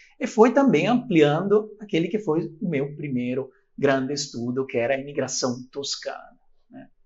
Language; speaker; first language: Portuguese; non-native, fluent; Italian